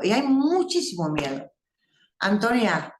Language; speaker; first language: Spanish; non-native, fluent; English